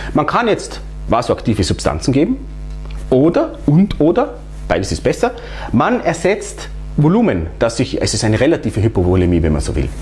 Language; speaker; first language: German; native; German